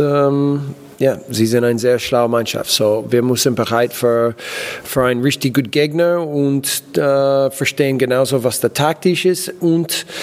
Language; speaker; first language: German; non-native, learner; English